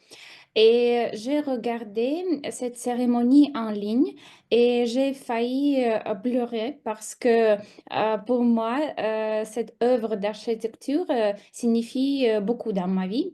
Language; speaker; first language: French; non-native, fluent; Russian